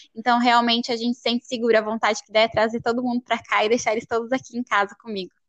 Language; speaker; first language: Portuguese; native; Portuguese